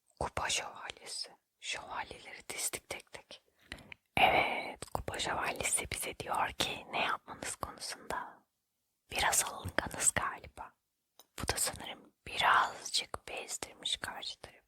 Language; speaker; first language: Turkish; native; Turkish